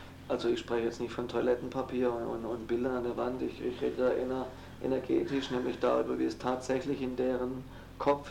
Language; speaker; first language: German; native; German